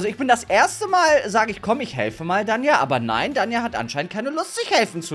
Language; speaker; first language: German; native; German